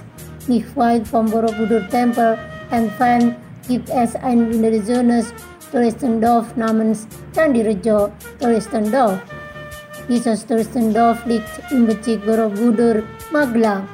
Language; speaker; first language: German; non-native, learner; Indonesian